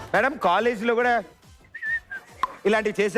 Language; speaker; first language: Telugu; native; Telugu